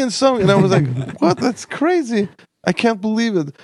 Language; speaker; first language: English; non-native, fluent; Armenian